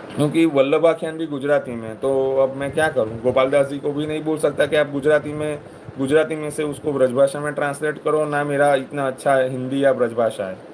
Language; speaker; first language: Hindi; non-native, local second language; Gujarati